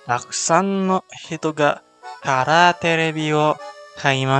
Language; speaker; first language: Japanese; non-native, learner; Indonesian